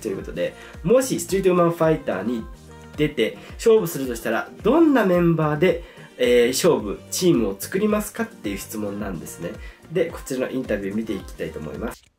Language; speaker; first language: Japanese; native; Japanese